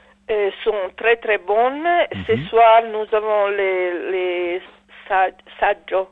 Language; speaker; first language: French; non-native, learner; Italian